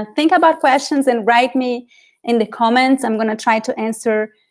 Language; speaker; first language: English; non-native, fluent; Portuguese